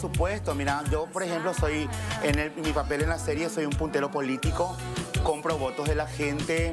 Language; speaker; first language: Spanish; native; Spanish